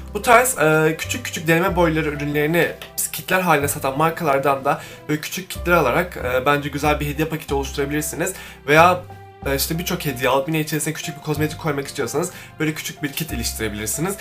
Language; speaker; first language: Turkish; native; Turkish